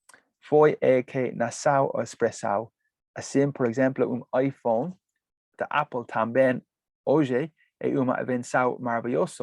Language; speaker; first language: Portuguese; non-native, learner; English